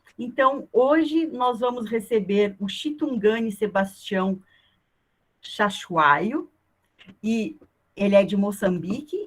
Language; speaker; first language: Portuguese; native; Portuguese